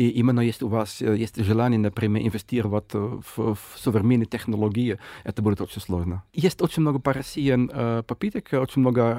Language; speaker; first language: Russian; non-native, fluent; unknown